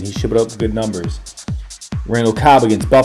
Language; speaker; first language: English; native; English